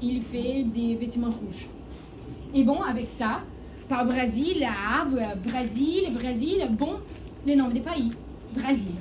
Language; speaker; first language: French; non-native, learner; Portuguese